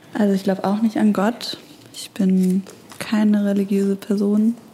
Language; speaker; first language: German; native; German